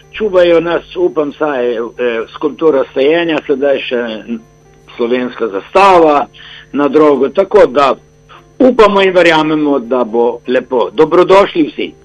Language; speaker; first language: Slovenian; native; Slovenian